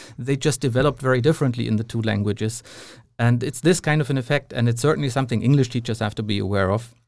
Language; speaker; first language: English; non-native, fluent; German